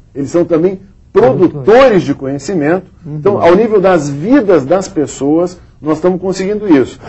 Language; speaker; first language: Portuguese; native; Portuguese